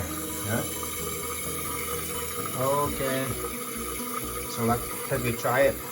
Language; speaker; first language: English; non-native, learner; Vietnamese